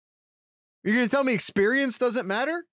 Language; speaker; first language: English; native; English